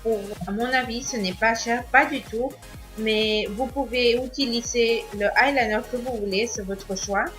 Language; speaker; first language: French; non-native, learner; Spanish